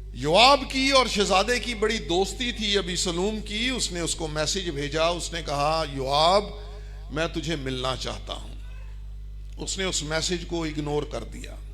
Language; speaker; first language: Urdu; non-native, local second language; Punjabi